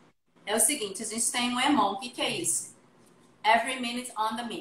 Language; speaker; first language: Portuguese; native; Portuguese